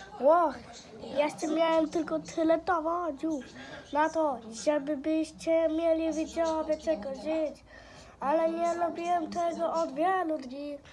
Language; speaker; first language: Polish; non-native, learner; English